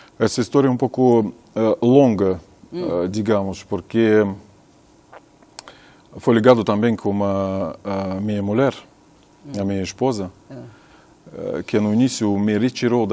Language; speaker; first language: Portuguese; non-native, fluent; Russian